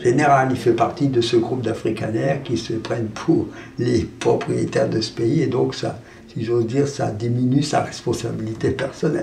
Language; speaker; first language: French; native; French